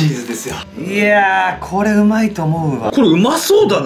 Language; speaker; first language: Japanese; native; Japanese